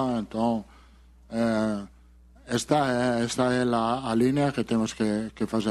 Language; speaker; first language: Portuguese; non-native, fluent; Spanish